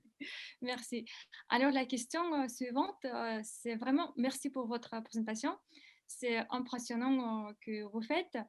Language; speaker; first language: French; non-native, learner; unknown